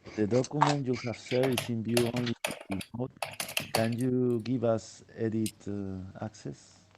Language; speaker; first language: English; non-native, fluent; Spanish